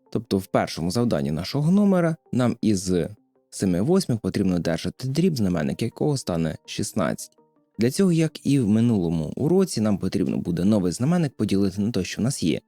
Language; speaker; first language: Ukrainian; native; Ukrainian